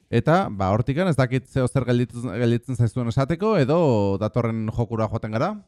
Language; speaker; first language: Basque; non-native, local second language; Spanish